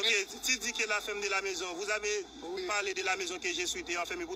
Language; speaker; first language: French; non-native, learner; Haitian Creole